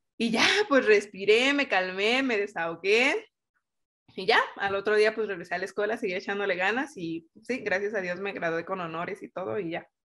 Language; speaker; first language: Spanish; native; Spanish